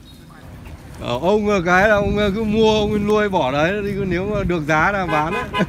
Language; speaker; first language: Vietnamese; native; Vietnamese